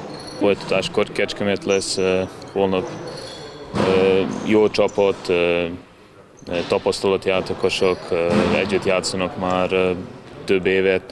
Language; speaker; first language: Hungarian; non-native, learner; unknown